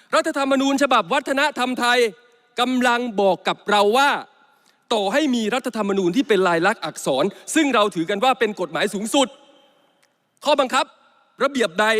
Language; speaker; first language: Thai; native; Thai